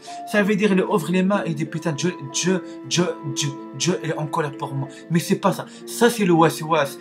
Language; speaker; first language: French; non-native, learner; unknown